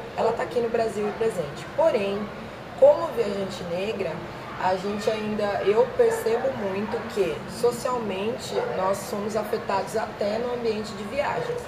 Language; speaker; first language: Portuguese; native; Portuguese